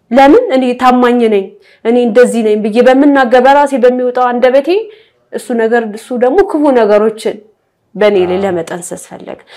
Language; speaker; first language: Amharic; native; Amharic